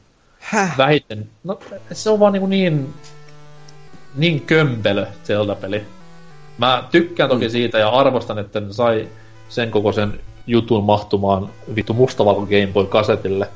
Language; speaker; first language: Finnish; native; Finnish